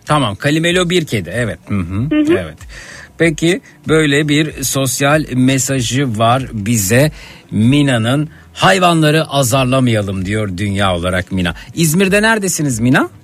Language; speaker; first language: Turkish; native; Turkish